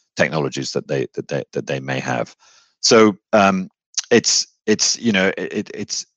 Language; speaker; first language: English; native; English